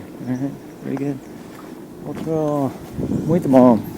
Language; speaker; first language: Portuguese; non-native, learner; English